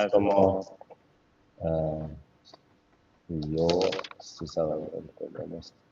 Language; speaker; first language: Spanish; non-native, fluent; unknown